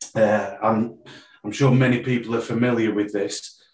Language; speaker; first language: English; native; English